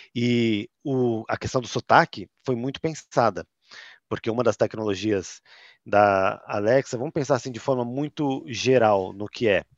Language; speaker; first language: Portuguese; native; Portuguese